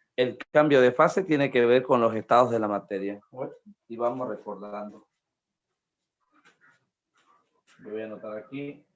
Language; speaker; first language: Spanish; native; Spanish